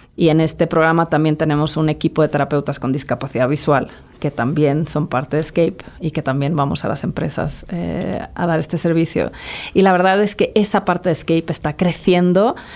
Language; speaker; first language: Spanish; early bilingual, other home language; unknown